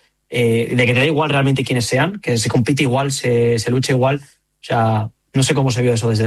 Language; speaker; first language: Spanish; native; Spanish